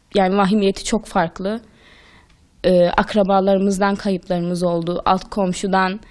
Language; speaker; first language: Turkish; native; Turkish